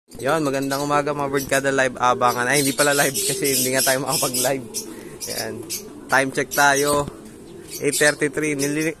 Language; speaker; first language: Filipino; native; Filipino